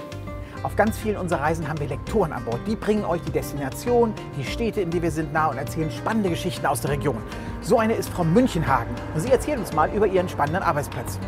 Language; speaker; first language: German; native; German